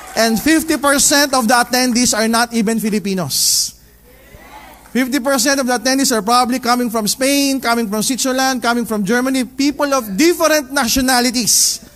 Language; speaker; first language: English; non-native, local second language; Filipino